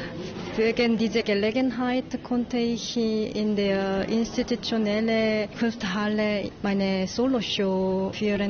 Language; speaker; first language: German; non-native, learner; Korean